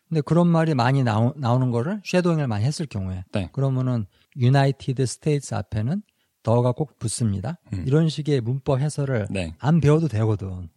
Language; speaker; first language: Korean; native; Korean